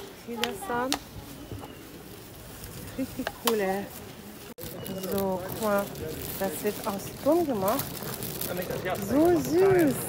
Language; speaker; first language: German; non-native, fluent; Latvian